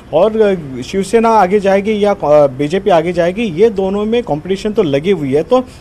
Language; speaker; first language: Hindi; non-native, local second language; Marathi